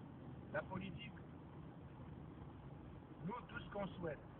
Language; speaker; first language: French; non-native, local second language; Arabic